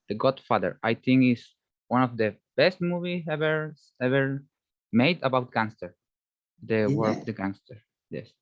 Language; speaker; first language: English; non-native, learner; Spanish